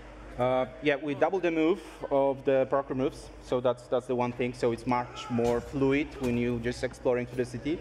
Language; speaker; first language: English; non-native, fluent; Polish